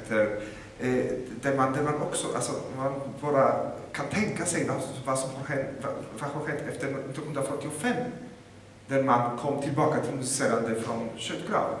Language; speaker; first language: Swedish; non-native, fluent; Polish